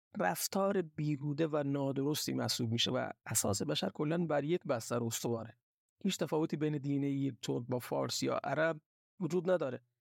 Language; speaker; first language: Persian; non-native, local second language; Baluchi